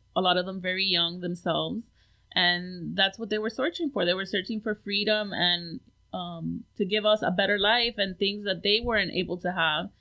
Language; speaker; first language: English; early bilingual, other home language; Spanish